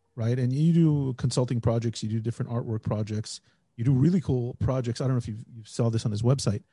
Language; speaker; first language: English; native; English